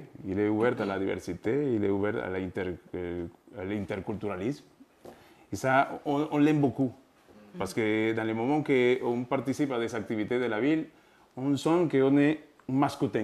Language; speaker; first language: French; non-native, fluent; Spanish